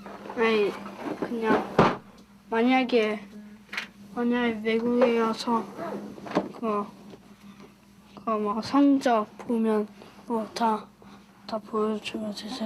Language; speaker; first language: Korean; early bilingual, other home language; Italian